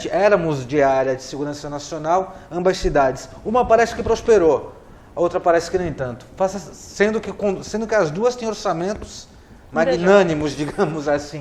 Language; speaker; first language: Portuguese; native; Portuguese